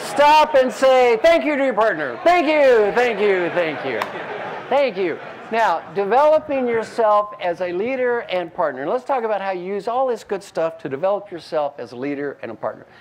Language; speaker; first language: English; native; English